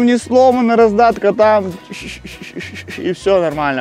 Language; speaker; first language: Russian; native; Russian